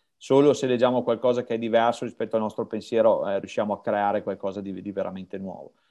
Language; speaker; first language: Italian; native; Italian